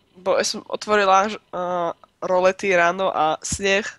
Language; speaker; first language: Slovak; native; Slovak